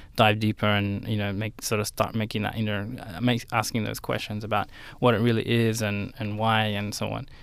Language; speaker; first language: English; native; English